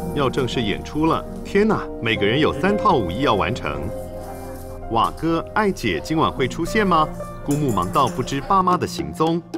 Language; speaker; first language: Chinese; native; Chinese